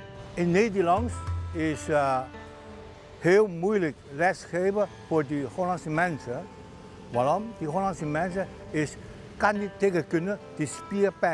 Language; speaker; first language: Dutch; non-native, learner; Cantonese